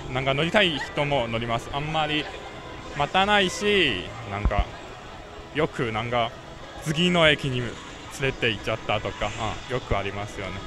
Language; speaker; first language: Japanese; non-native, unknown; Chinese